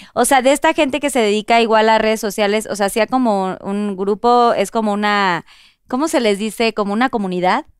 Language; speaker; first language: Spanish; native; Spanish